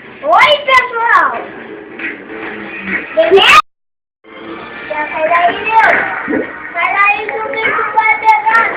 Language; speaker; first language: Portuguese; native; Portuguese